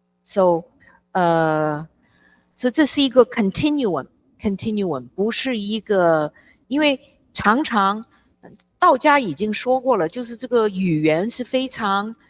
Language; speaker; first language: Chinese; early bilingual, heritage; English